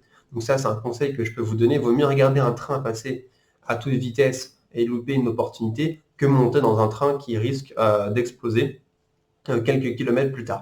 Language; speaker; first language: French; native; French